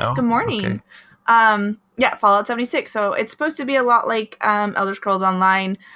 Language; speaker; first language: English; native; English